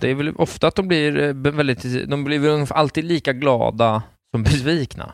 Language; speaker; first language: Swedish; native; Swedish